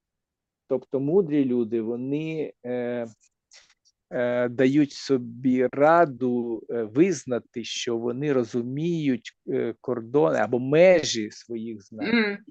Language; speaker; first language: Ukrainian; native; Ukrainian